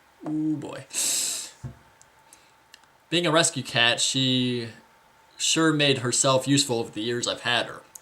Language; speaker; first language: English; native; English